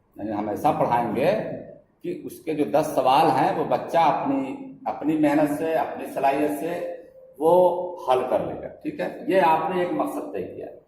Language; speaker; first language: Urdu; native; Urdu